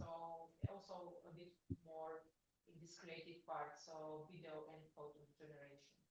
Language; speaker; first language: English; non-native, fluent; Slovenian